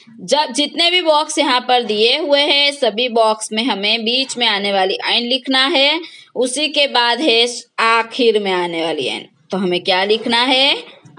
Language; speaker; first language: Hindi; non-native, local second language; Gujarati